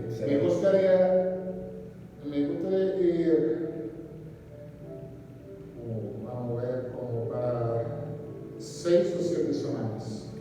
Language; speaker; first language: Spanish; non-native, learner; English